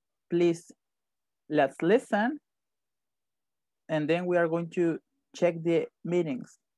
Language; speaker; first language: English; non-native, fluent; Spanish